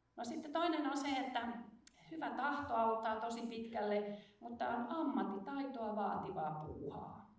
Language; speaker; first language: Finnish; native; Finnish